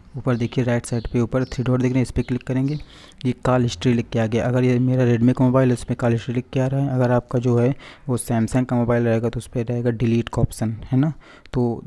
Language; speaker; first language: Hindi; native; Hindi